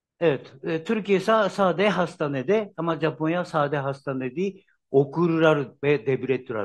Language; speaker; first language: Turkish; non-native, learner; Japanese